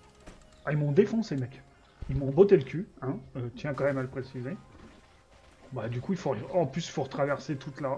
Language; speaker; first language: French; native; French